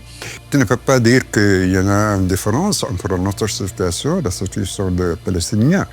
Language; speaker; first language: French; non-native, fluent; Arabic